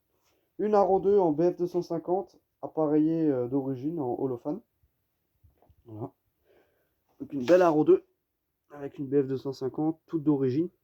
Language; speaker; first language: French; native; French